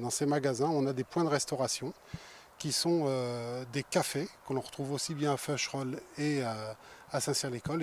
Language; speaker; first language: French; native; French